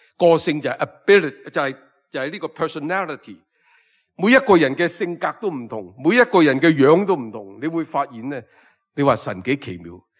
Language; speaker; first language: Cantonese; native; Cantonese